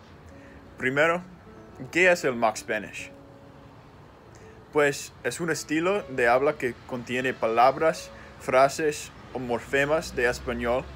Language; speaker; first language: Spanish; non-native, learner; English